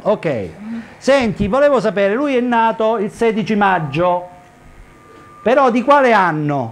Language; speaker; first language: Italian; native; Italian